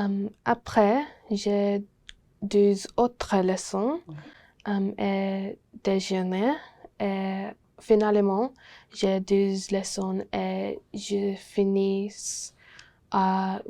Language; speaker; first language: French; non-native, learner; English